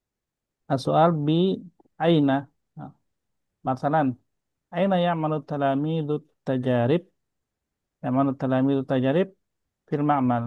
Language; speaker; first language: Arabic; non-native, fluent; Indonesian